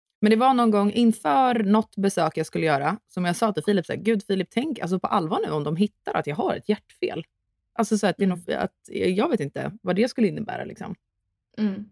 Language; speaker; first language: Swedish; native; Swedish